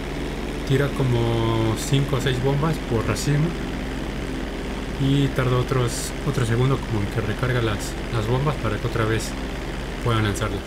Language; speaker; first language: Spanish; native; Spanish